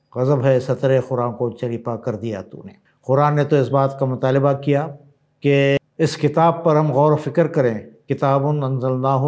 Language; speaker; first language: Hindi; non-native, local second language; Urdu